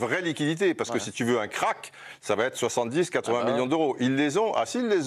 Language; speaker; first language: French; native; French